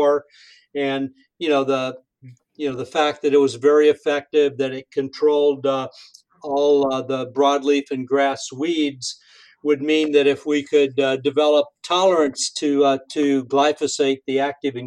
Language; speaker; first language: English; native; English